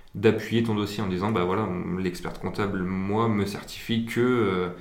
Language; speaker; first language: French; native; French